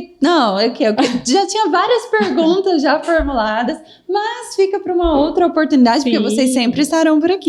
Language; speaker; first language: Portuguese; native; Portuguese